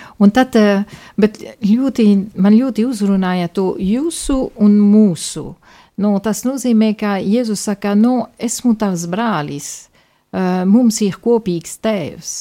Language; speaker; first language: Latvian; non-native, fluent; Polish